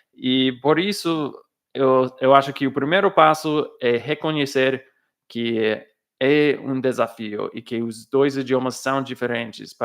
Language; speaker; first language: Portuguese; non-native, fluent; English